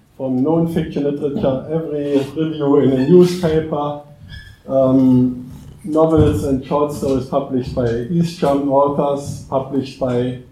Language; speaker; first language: English; non-native, fluent; German